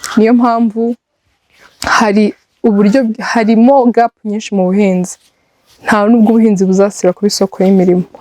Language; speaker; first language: Kinyarwanda; native; Kinyarwanda